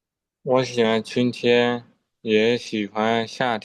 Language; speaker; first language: Chinese; non-native, learner; Burmese